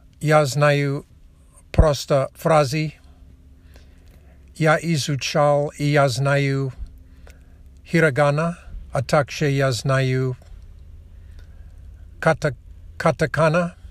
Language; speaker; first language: Russian; non-native, learner; English